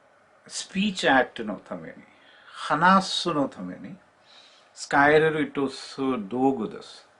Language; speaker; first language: Japanese; non-native, learner; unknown